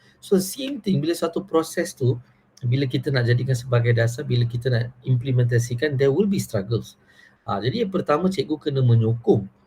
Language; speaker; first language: Malay; non-native, local second language; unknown